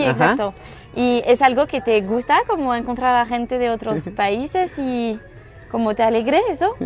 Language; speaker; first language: Spanish; non-native, learner; French